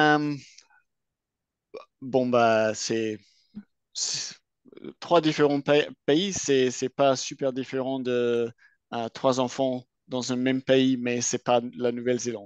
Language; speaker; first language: French; non-native, fluent; English